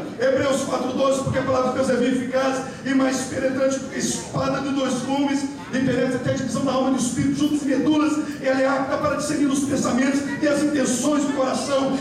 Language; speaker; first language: Portuguese; native; Portuguese